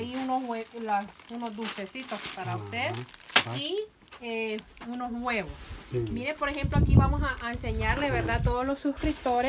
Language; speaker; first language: Spanish; native; Spanish